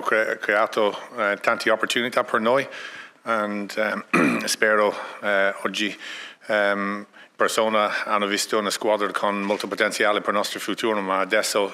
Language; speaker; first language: Italian; non-native, learner; English